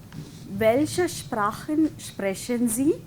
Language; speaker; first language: German; non-native, fluent; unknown